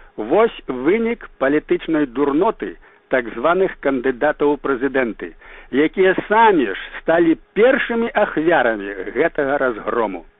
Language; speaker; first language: Belarusian; native; Belarusian